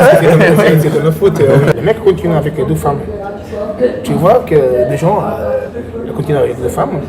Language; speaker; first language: French; non-native, learner; Portuguese